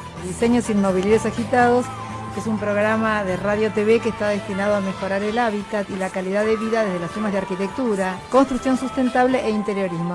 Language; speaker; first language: Spanish; native; Spanish